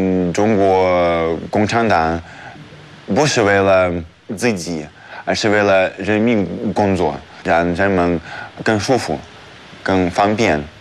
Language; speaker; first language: Chinese; non-native, fluent; Russian